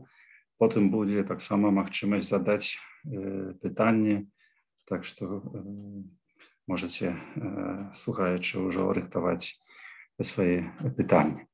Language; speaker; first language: Polish; non-native, learner; Belarusian